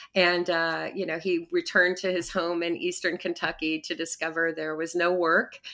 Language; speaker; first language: English; native; English